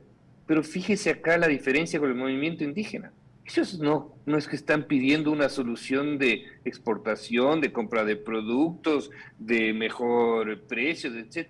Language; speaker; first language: Spanish; native; Spanish